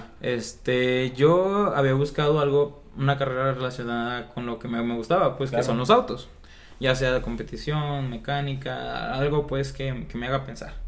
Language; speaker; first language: Spanish; native; Spanish